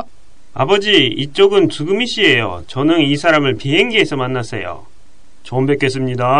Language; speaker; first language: Korean; non-native, fluent; Japanese